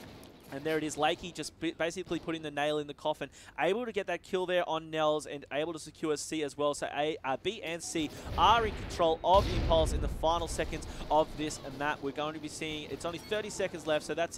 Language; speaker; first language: English; native; English